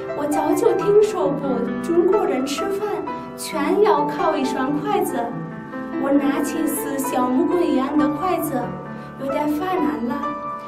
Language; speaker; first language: Chinese; non-native, fluent; Nepali